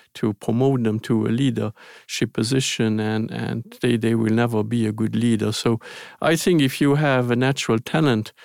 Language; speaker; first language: English; non-native, fluent; Luxembourgish